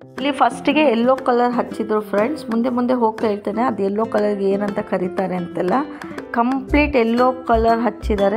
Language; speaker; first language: Kannada; non-native, local second language; Tulu